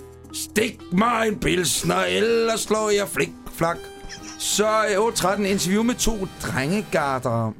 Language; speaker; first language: Danish; native; Danish